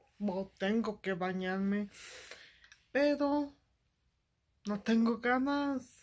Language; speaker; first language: Spanish; early bilingual, heritage; Spanish